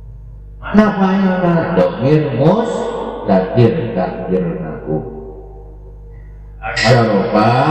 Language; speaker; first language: Arabic; non-native, fluent; Sundanese